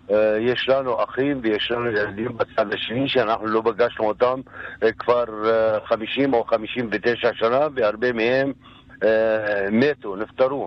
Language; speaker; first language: Hebrew; non-native, local second language; Arabic